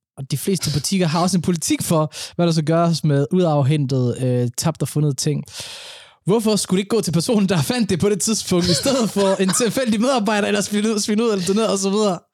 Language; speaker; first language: Danish; early bilingual, other home language; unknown